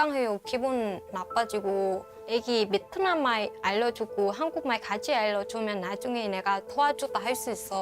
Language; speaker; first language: Korean; non-native, learner; Vietnamese